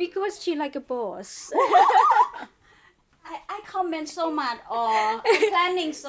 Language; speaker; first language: English; non-native, learner; Thai